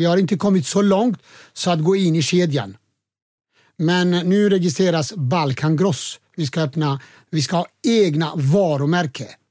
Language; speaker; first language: Swedish; non-native, fluent; Albanian